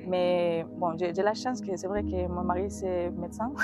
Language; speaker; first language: French; non-native, learner; Spanish